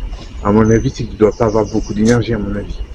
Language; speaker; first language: French; native; French